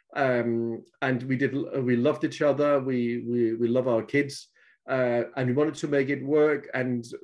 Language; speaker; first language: English; non-native, fluent; Danish